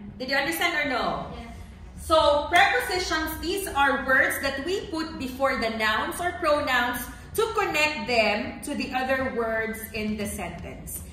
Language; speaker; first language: English; non-native, local second language; Filipino